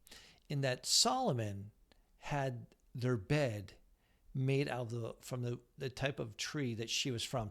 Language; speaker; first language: English; native; English